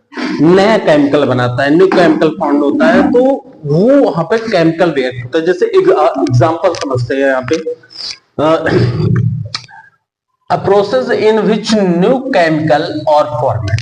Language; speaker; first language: Hindi; native; Hindi